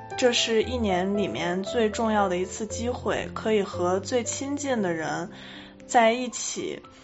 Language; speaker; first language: Chinese; native; Chinese